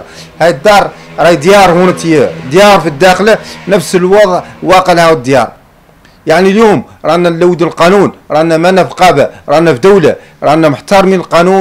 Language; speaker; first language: Arabic; native; Arabic